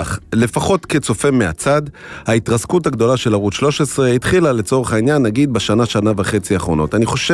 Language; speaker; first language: Hebrew; native; Hebrew